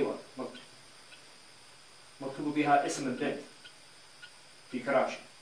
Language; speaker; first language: Arabic; non-native, learner; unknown